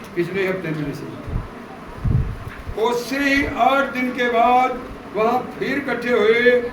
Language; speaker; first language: Hindi; non-native, local second language; Punjabi